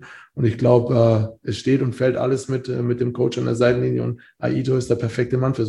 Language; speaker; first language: German; native; German